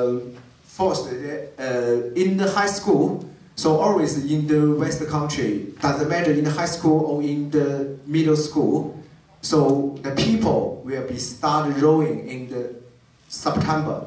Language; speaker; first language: English; non-native, learner; Chinese